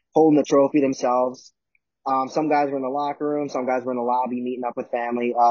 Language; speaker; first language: English; native; English